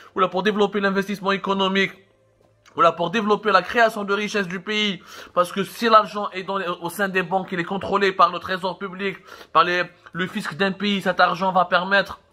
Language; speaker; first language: French; non-native, local second language; Arabic